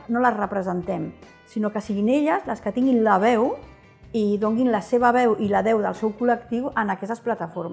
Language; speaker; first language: Catalan; native; Catalan